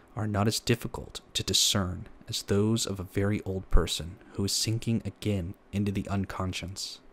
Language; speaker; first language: English; native; English